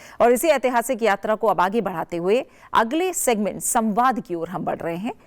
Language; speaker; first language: Hindi; native; Hindi